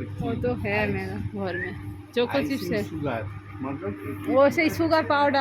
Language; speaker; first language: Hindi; non-native, local second language; Bangla